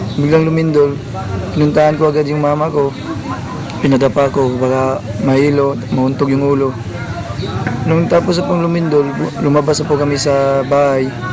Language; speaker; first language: Filipino; non-native, local second language; Cebuano